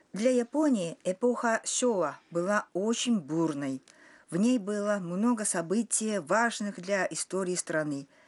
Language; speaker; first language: Russian; non-native, fluent; Japanese